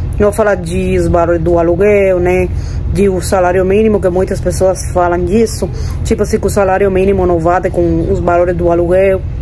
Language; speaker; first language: Portuguese; non-native, fluent; Spanish